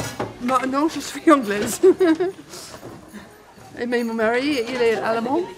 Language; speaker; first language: French; non-native, fluent; English